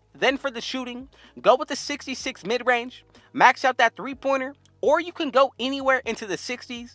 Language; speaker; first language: English; native; English